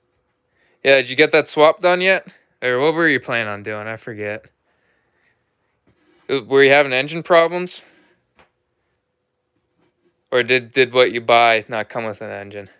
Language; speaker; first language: English; native; English